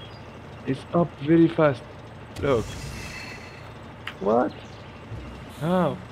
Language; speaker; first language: English; non-native, learner; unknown